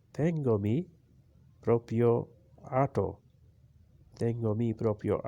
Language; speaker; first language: Spanish; non-native, learner; Urdu